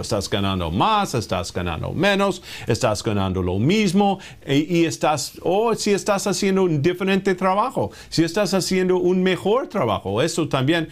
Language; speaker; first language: Spanish; non-native, fluent; English